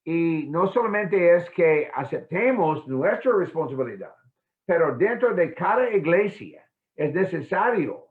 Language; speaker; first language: Spanish; non-native, fluent; English